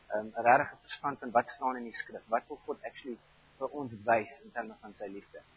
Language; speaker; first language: Afrikaans; non-native, fluent; German